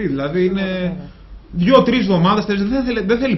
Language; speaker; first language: Greek; native; Greek